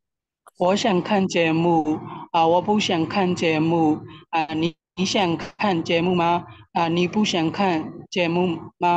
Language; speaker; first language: Chinese; non-native, learner; Burmese